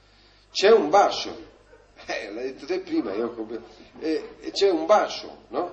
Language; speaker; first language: Italian; native; Italian